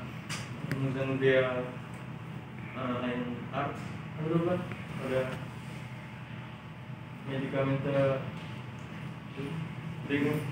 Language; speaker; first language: German; non-native, learner; Indonesian